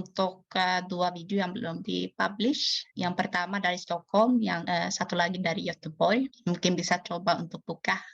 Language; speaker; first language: Indonesian; non-native, fluent; Swedish